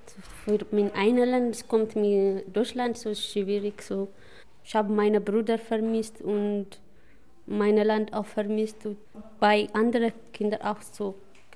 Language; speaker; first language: German; non-native, learner; Amharic